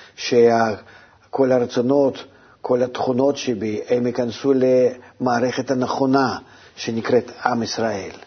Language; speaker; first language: Hebrew; non-native, fluent; Russian